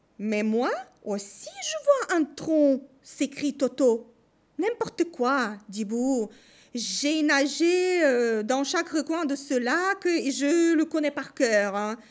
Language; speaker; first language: French; non-native, fluent; Russian